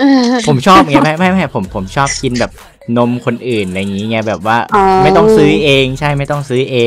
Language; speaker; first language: Thai; native; Thai